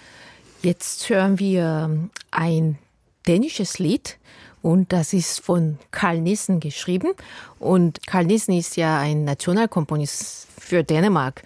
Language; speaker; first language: German; non-native, fluent; Korean